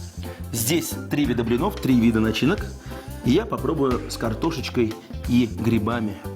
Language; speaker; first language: Russian; native; Russian